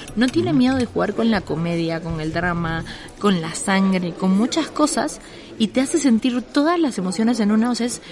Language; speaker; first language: Spanish; native; Spanish